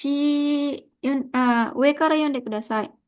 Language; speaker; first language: Japanese; non-native, fluent; Indonesian